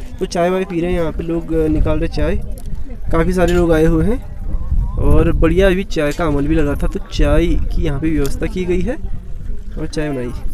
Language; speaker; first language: Hindi; native; Hindi